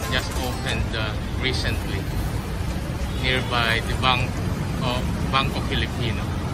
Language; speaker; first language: English; non-native, local second language; Iloko